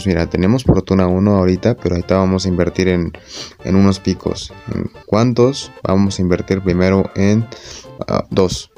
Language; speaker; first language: Spanish; native; Spanish